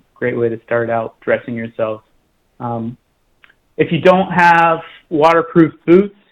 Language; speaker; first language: English; native; English